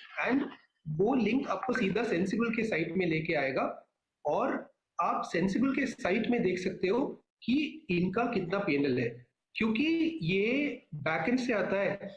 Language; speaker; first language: Hindi; non-native, local second language; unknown